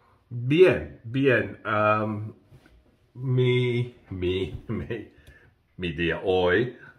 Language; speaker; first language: Spanish; non-native, learner; English